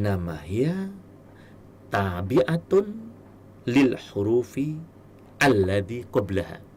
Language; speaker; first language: Arabic; non-native, fluent; Indonesian